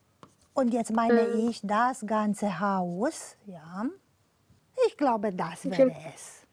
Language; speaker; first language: German; non-native, fluent; Romanian